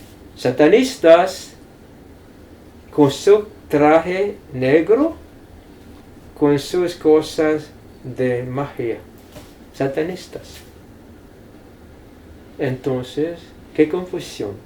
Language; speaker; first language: Spanish; non-native, fluent; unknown